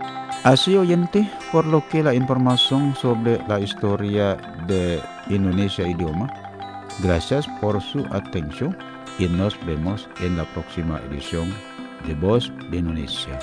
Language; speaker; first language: Spanish; non-native, learner; Indonesian